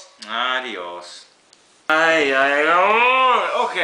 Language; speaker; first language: Spanish; non-native, learner; English